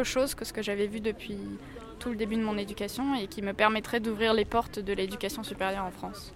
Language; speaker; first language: French; early bilingual, heritage; French